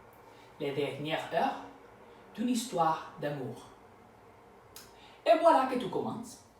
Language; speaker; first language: French; non-native, learner; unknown